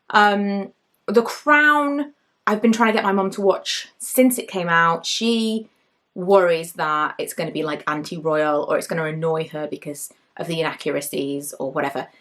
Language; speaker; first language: English; native; English